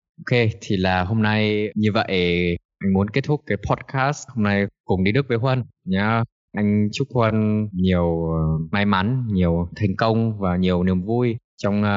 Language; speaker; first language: Vietnamese; early bilingual, heritage; Vietnamese